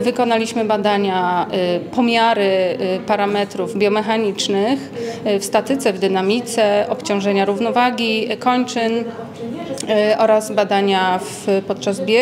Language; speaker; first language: Polish; native; Polish